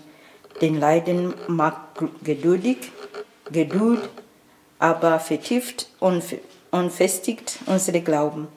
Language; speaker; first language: German; non-native, learner; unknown